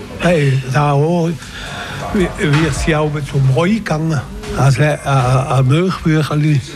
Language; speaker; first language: German; non-native, local second language; French